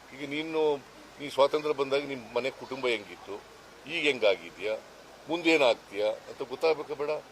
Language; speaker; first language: Kannada; native; Kannada